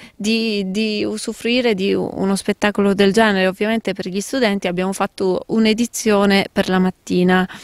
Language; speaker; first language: Italian; native; Italian